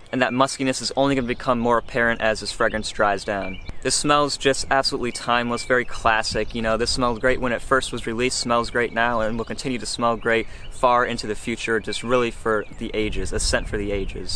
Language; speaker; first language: English; native; English